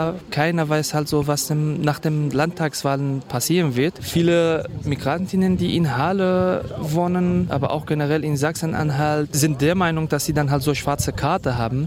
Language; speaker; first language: German; non-native, fluent; Kurdish